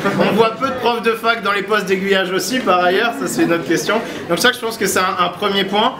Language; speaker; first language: French; native; French